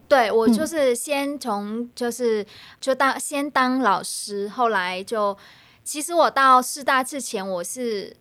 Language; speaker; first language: Chinese; non-native, fluent; Vietnamese